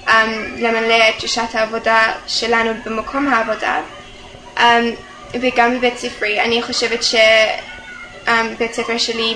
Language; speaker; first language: Hebrew; non-native, fluent; English